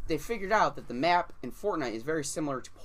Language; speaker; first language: English; native; English